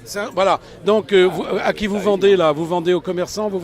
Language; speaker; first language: French; native; French